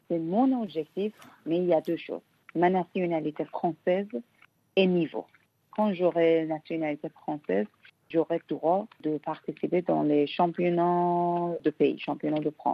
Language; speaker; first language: French; non-native, learner; Persian